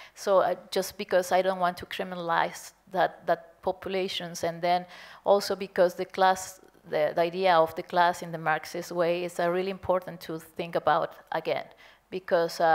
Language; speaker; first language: English; non-native, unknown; Spanish